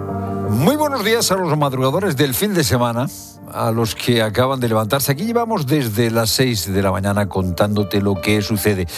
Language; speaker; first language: Spanish; native; Spanish